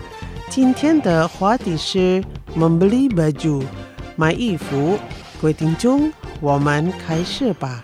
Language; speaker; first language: Chinese; non-native, fluent; Indonesian